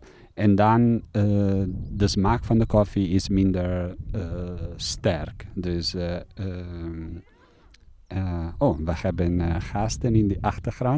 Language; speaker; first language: Dutch; non-native, fluent; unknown